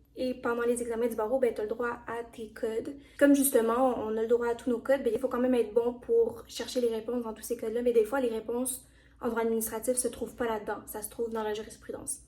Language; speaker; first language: French; native; French